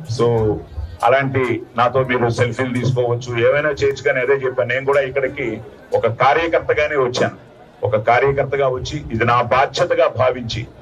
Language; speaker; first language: Telugu; native; Telugu